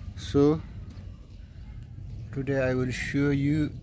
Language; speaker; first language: English; non-native, learner; Nepali